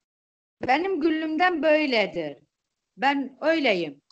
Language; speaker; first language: Turkish; non-native, local second language; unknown